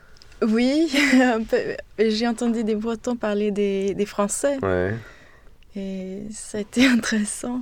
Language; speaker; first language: French; non-native, fluent; Swedish